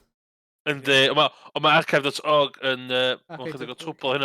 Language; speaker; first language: Welsh; native; Welsh